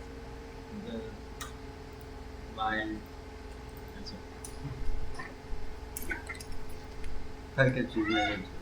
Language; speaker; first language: Chinese; native; Chinese